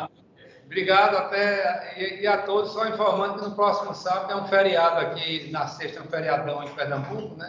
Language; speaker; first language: Portuguese; native; Portuguese